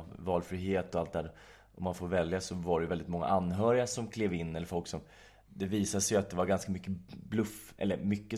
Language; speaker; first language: Swedish; native; Swedish